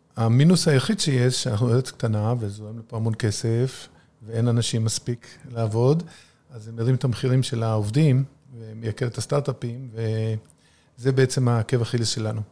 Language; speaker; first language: Hebrew; native; Hebrew